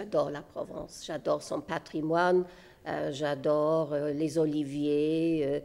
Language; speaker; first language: French; non-native, fluent; English